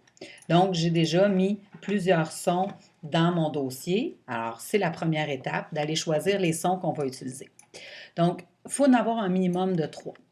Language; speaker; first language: French; native; French